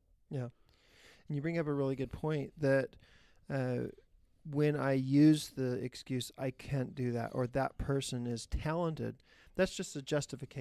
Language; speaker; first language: English; native; English